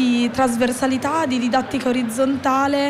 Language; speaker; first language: Italian; native; Italian